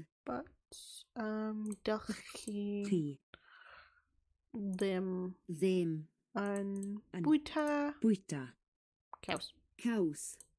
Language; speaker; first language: Welsh; non-native, learner; English